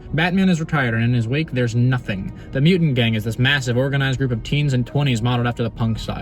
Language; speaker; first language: English; native; English